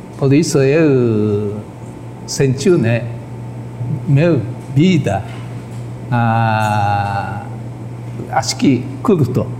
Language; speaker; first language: Portuguese; non-native, learner; Japanese